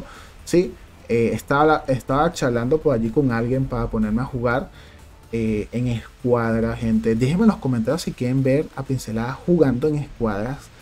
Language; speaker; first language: Spanish; native; Spanish